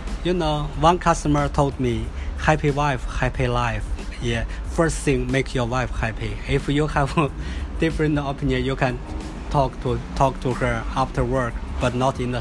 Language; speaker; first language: English; non-native, fluent; Chinese